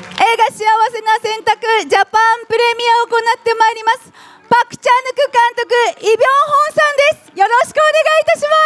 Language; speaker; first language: Japanese; native; Japanese